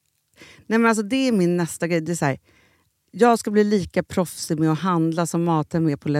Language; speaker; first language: Swedish; native; Swedish